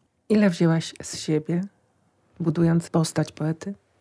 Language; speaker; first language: Polish; native; Polish